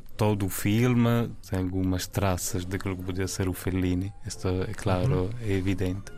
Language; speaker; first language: Portuguese; non-native, fluent; Italian